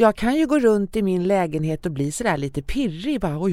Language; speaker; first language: Swedish; native; Swedish